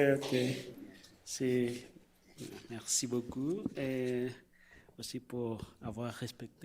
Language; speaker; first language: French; non-native, fluent; Spanish